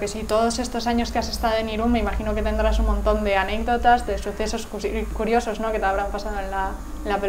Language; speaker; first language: Spanish; native; Spanish